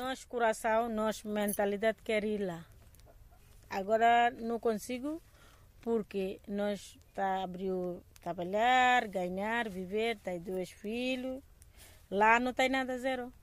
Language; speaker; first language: Portuguese; non-native, learner; Bangla